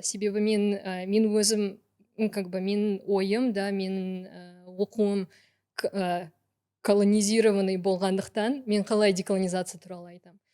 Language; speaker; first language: Kazakh; non-native, local second language; Russian